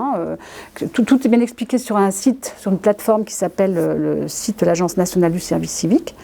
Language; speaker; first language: French; native; French